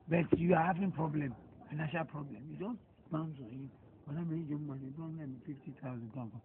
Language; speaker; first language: English; non-native, local second language; Yoruba